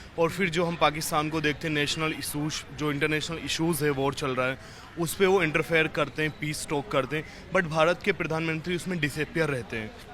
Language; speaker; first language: Hindi; native; Hindi